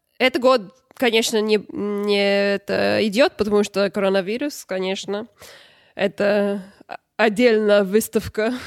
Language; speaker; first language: Russian; non-native, learner; English